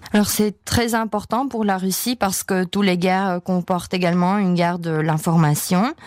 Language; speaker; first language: French; non-native, fluent; Czech